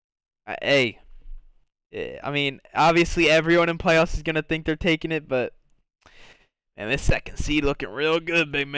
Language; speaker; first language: English; native; English